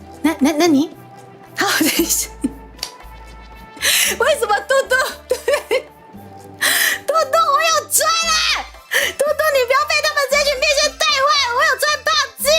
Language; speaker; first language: Chinese; native; Chinese